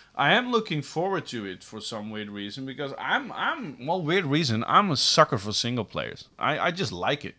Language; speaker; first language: English; non-native, fluent; Dutch